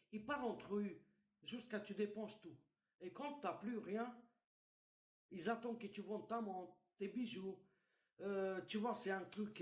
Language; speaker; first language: French; non-native, fluent; Romanian